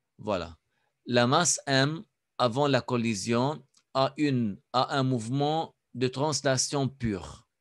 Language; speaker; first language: French; non-native, local second language; Arabic